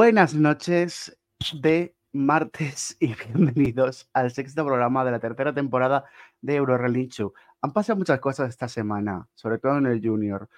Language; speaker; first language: Spanish; native; Spanish